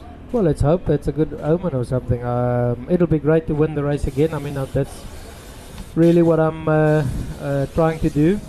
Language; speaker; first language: English; non-native, local second language; Afrikaans